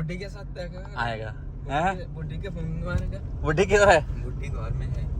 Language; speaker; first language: Hindi; non-native, learner; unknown